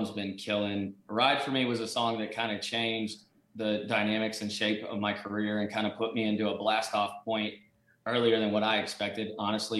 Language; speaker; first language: English; native; English